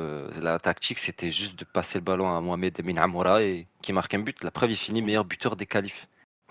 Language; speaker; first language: French; native; French